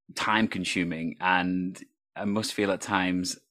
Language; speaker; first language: English; native; English